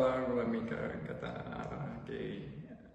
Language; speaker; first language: Catalan; non-native, learner; French